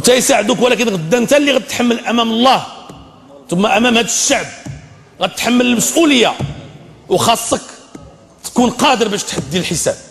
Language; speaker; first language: Arabic; native; Arabic